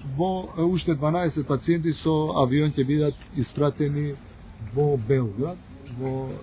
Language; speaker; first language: Macedonian; non-native, local second language; Albanian